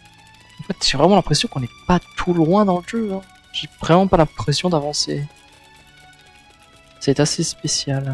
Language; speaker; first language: French; native; French